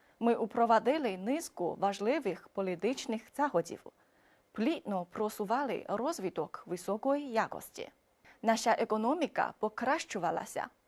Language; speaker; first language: Ukrainian; non-native, fluent; Chinese